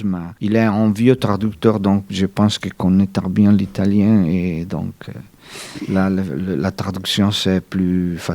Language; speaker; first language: French; non-native, fluent; Italian